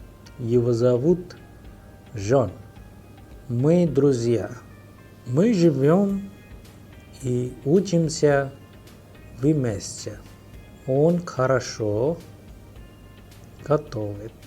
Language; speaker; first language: Russian; non-native, fluent; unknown